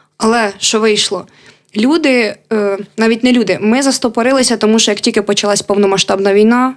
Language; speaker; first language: Ukrainian; native; Ukrainian